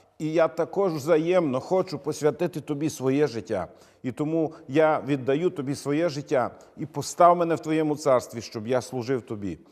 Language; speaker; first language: Ukrainian; native; Ukrainian